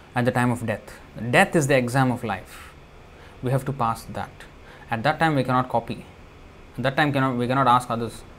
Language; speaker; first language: English; non-native, local second language; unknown